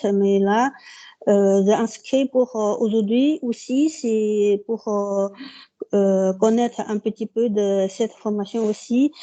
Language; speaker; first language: French; non-native, learner; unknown